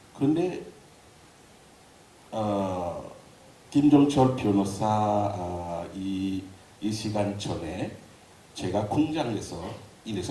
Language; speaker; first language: Korean; non-native, learner; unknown